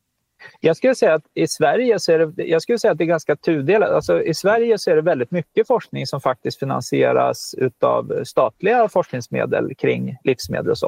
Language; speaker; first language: Swedish; native; Swedish